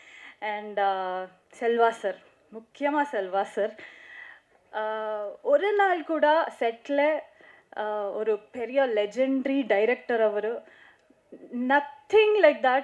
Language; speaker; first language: Tamil; non-native, learner; Kannada